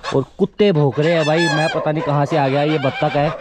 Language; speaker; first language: Hindi; native; Hindi